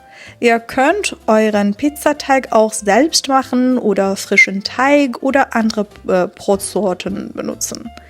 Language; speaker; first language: German; non-native, fluent; Persian